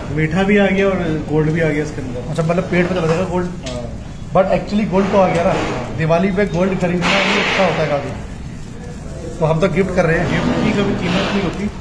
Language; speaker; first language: Hindi; non-native, local second language; Marathi